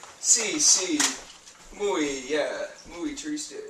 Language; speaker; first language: Spanish; non-native, learner; English